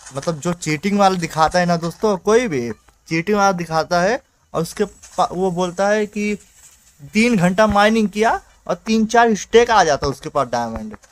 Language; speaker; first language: Hindi; native; Hindi